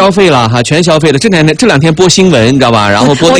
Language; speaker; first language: Chinese; native; Chinese